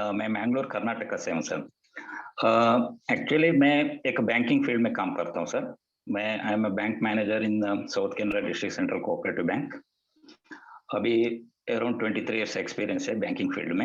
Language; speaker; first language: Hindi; non-native, local second language; Kannada